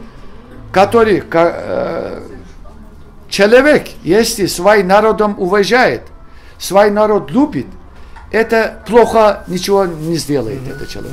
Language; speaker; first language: Russian; non-native, learner; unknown